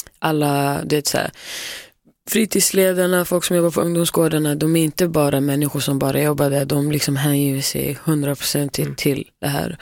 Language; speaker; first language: Swedish; early bilingual, other home language; Somali